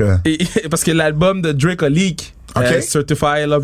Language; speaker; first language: French; native; French